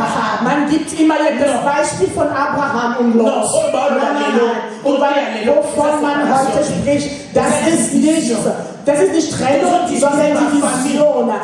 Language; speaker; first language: German; non-native, fluent; French